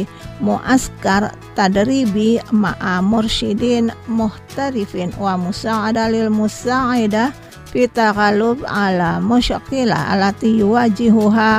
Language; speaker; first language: Arabic; non-native, learner; Indonesian